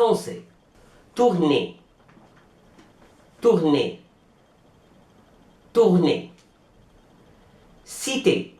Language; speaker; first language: French; non-native, fluent; Arabic